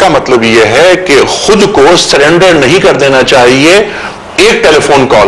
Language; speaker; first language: Urdu; native; Urdu